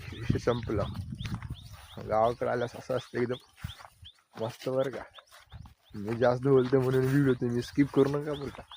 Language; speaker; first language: Marathi; non-native, local second language; Lambadi